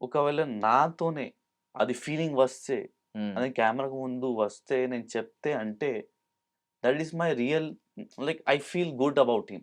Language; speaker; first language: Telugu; non-native, local second language; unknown